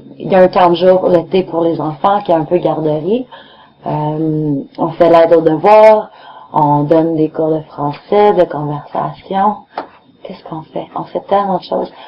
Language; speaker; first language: French; native; French